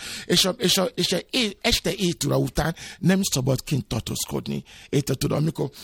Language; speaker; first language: Hungarian; non-native, fluent; Yoruba